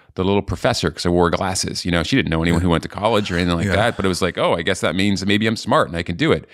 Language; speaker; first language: English; native; English